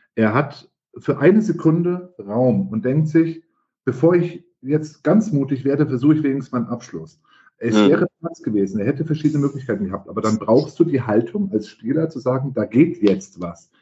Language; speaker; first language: German; native; German